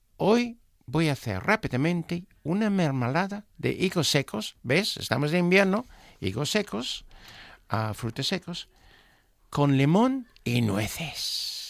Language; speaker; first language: Spanish; non-native, fluent; English